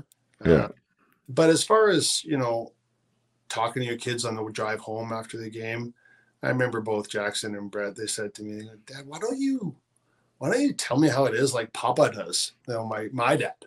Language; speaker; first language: English; native; English